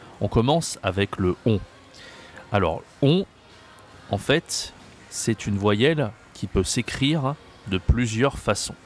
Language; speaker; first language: French; native; French